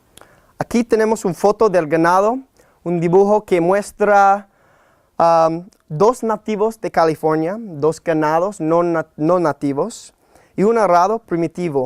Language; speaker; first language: Spanish; non-native, fluent; English